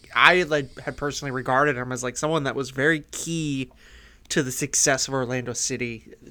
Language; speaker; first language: English; native; English